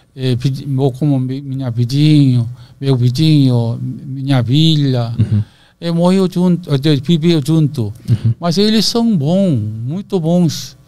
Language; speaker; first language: Portuguese; non-native, learner; Korean